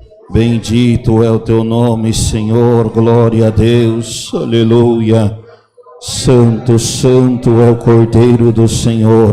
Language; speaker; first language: Portuguese; native; Portuguese